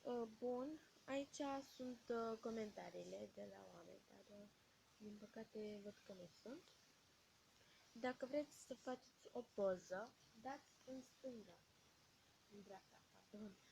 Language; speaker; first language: Romanian; native; Romanian